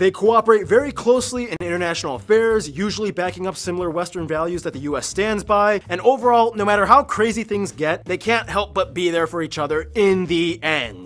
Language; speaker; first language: English; native; English